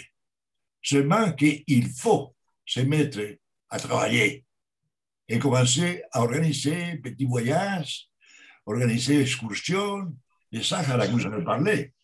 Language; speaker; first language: French; non-native, learner; Spanish